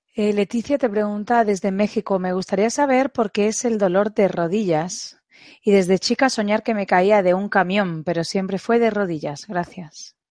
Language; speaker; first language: Spanish; native; Spanish